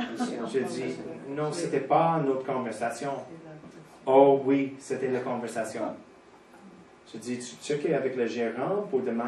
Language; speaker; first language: French; non-native, fluent; English